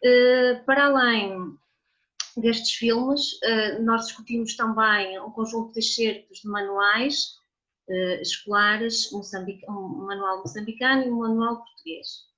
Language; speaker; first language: Portuguese; native; Portuguese